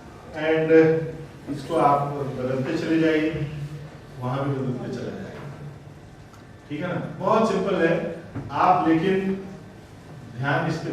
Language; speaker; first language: Hindi; native; Hindi